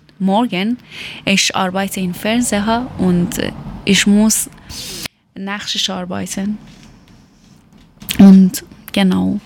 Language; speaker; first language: German; non-native, learner; Persian